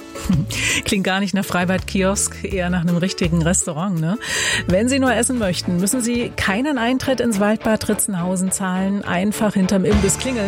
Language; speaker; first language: German; native; German